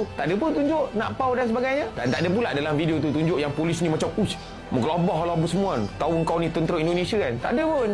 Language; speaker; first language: Malay; native; Malay